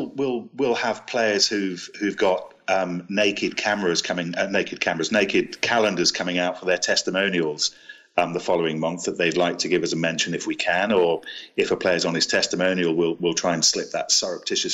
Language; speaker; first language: English; native; English